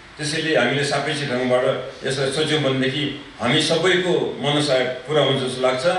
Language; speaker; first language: Nepali; non-native, local second language; Newari